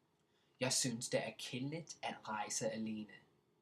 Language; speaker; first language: Danish; non-native, fluent; English